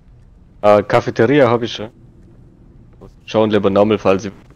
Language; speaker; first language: German; native; German